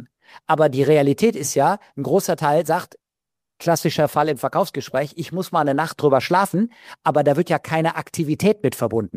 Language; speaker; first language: German; native; German